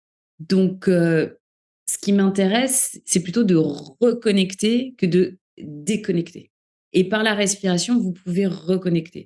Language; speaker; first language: French; native; French